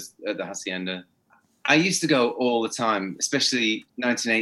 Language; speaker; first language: English; native; English